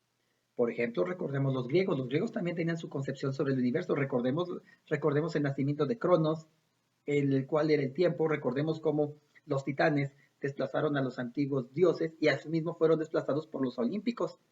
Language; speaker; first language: Spanish; native; Spanish